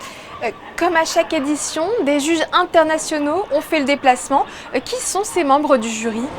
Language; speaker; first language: French; native; French